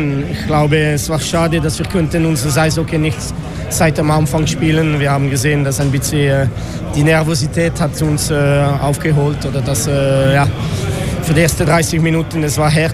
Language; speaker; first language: German; non-native, local second language; French